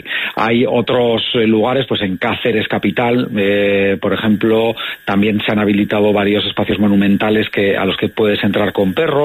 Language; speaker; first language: Spanish; native; Spanish